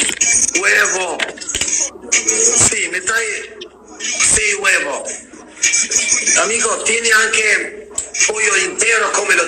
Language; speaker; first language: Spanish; non-native, learner; Albanian